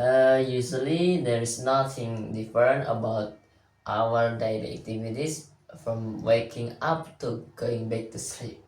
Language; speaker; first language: English; non-native, learner; Indonesian